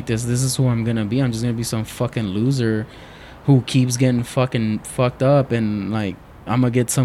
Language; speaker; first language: English; native; English